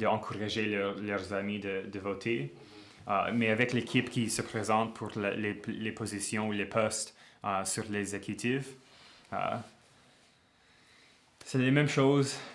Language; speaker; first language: French; non-native, local second language; English